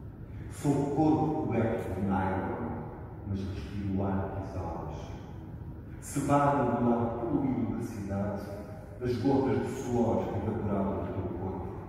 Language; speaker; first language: Portuguese; native; Portuguese